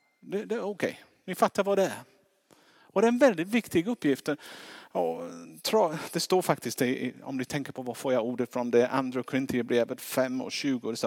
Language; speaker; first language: Swedish; non-native, fluent; English